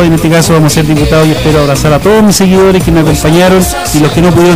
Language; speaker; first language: Spanish; native; Spanish